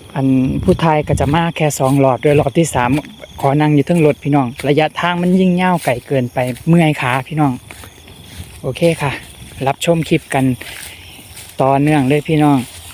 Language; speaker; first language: Thai; native; Thai